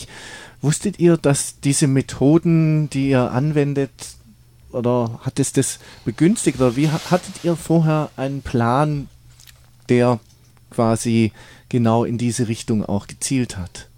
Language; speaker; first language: German; native; German